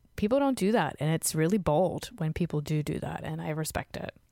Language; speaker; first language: English; native; English